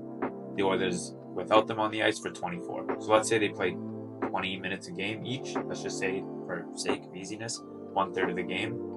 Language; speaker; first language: English; native; English